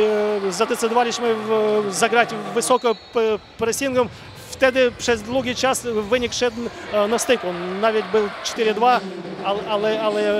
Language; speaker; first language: Polish; non-native, fluent; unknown